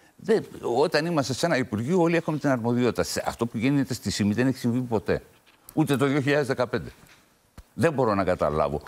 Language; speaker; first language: Greek; native; Greek